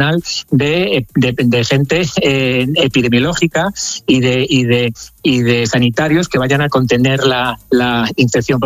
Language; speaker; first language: Spanish; native; Spanish